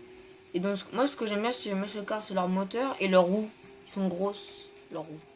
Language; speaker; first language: French; native; French